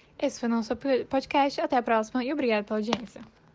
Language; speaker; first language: Portuguese; native; Portuguese